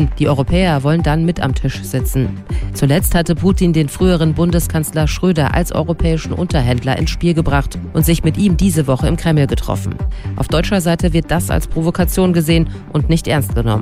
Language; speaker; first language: German; native; German